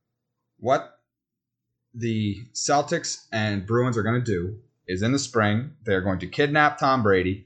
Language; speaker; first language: English; native; English